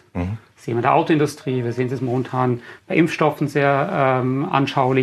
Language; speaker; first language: German; native; German